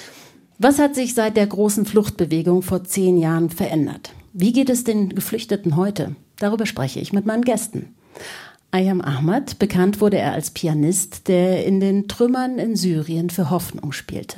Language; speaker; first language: German; native; German